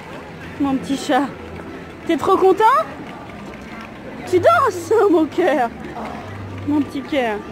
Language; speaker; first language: French; native; French